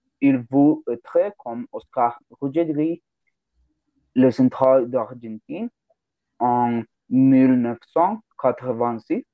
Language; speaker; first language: French; non-native, learner; Spanish